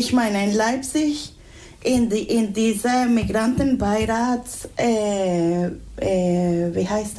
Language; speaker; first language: German; non-native, fluent; Spanish